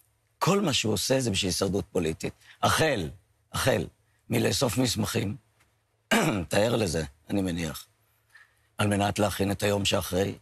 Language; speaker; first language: Hebrew; native; Hebrew